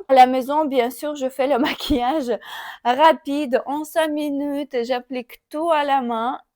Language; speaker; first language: French; non-native, fluent; Ukrainian